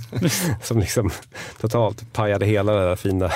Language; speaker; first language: Swedish; native; Swedish